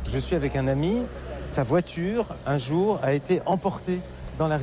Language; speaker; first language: French; native; French